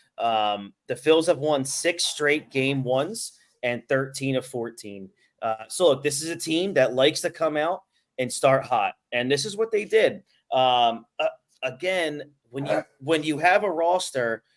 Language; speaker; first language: English; native; English